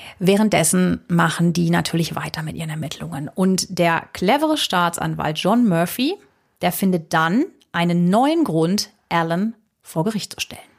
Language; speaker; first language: German; native; German